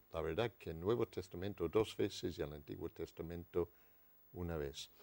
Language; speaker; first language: Spanish; non-native, fluent; English